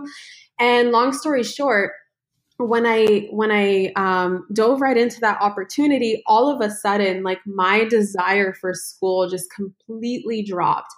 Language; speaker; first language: English; native; English